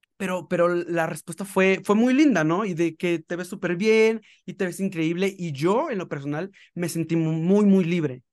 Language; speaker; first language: Spanish; native; Spanish